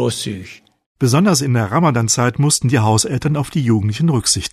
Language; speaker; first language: German; native; German